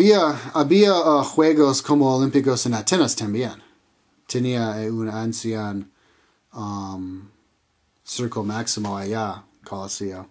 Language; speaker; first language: Spanish; non-native, learner; English